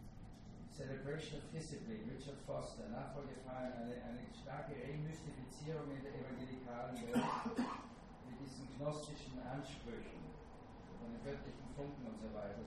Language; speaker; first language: German; native; German